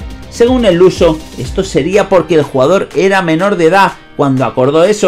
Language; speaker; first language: Spanish; native; Spanish